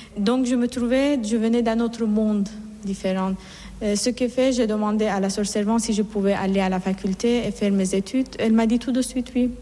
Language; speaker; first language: French; non-native, fluent; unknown